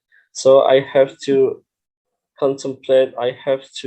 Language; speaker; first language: English; non-native, learner; Indonesian